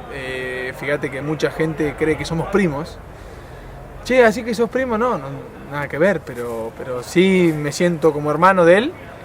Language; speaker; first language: Spanish; native; Spanish